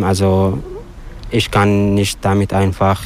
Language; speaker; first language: German; non-native, learner; Arabic